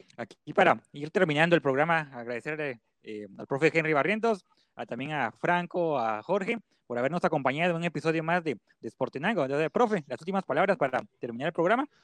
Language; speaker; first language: Spanish; native; Spanish